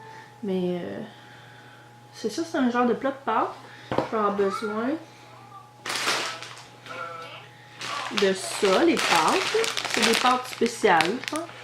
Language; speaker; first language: French; native; French